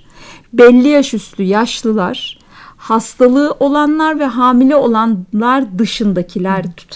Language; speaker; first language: Turkish; native; Turkish